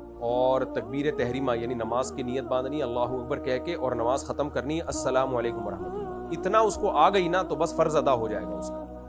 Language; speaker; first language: Urdu; native; Urdu